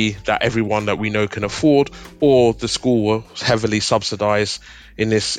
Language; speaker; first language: English; native; English